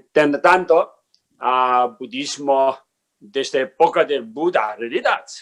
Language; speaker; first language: Spanish; non-native, learner; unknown